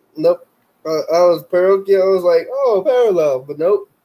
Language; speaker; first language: English; non-native, fluent; Spanish